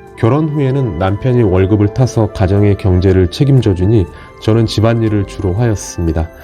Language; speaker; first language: Korean; native; Korean